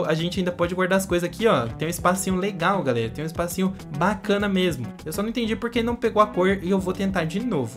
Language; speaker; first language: Portuguese; native; Portuguese